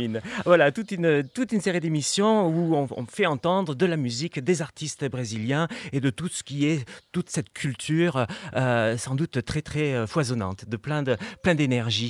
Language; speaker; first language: French; native; French